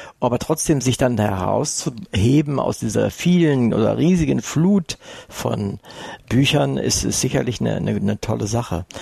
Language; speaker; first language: German; native; German